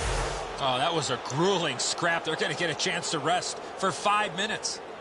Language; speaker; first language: English; native; English